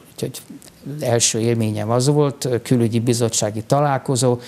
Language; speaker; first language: Hungarian; native; Hungarian